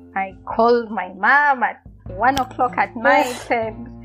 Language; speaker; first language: English; non-native, local second language; Gusii